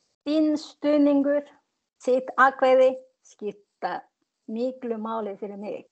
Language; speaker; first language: Icelandic; non-native, learner; Chinese